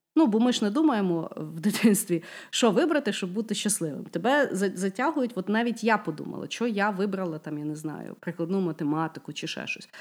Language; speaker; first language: Ukrainian; non-native, local second language; Russian